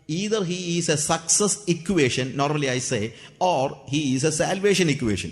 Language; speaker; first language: English; non-native, local second language; Malayalam